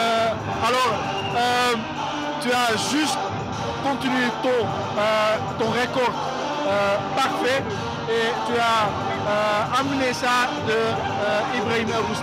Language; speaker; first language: French; non-native, learner; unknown